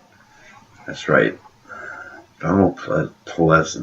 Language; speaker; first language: English; native; English